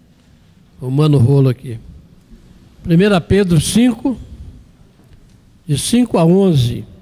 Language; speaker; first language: Portuguese; native; Portuguese